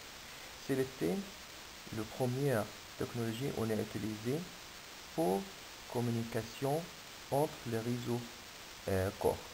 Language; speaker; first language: French; non-native, fluent; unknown